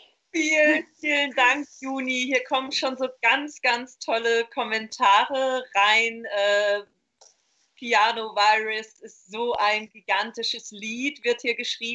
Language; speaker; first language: German; native; German